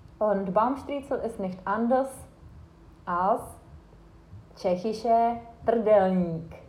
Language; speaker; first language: German; non-native, fluent; Czech